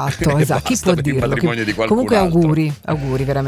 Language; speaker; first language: Italian; native; Italian